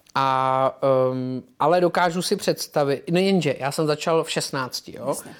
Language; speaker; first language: Czech; native; Czech